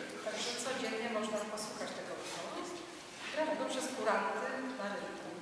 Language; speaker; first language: Polish; native; Polish